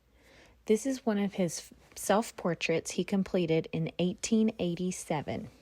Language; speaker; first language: English; native; English